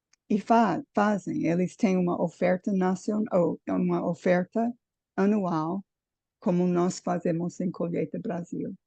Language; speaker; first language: Portuguese; non-native, fluent; English